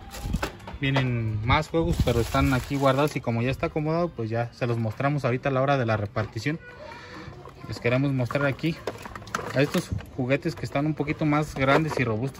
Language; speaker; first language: Spanish; native; Spanish